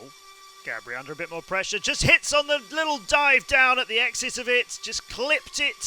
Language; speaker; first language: English; native; English